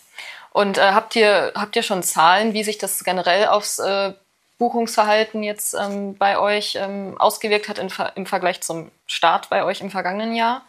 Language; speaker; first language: German; native; German